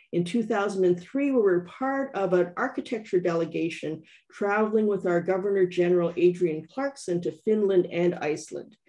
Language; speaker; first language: English; native; English